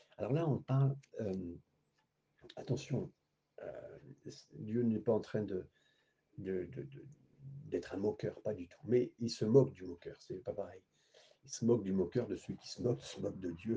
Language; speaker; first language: French; native; French